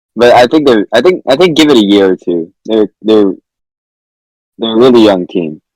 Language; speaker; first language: English; native; English